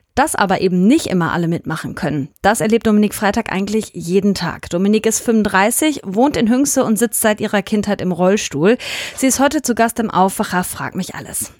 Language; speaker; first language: German; native; German